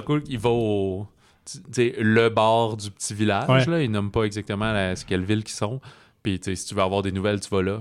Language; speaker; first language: French; native; French